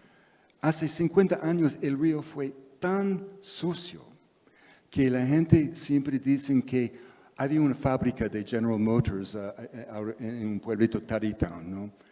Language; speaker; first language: Spanish; non-native, fluent; English